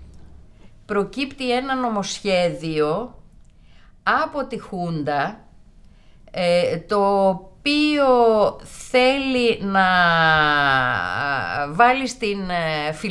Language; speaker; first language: Greek; native; Greek